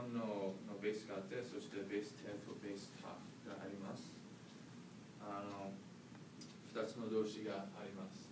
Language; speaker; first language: Japanese; non-native, learner; English